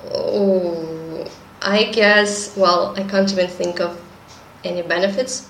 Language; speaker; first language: English; non-native, fluent; Russian